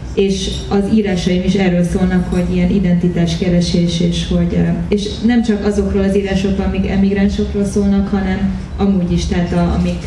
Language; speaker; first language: Hungarian; early bilingual, heritage; Hungarian